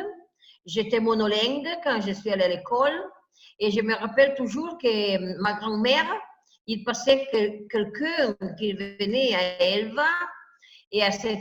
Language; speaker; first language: French; non-native, fluent; Italian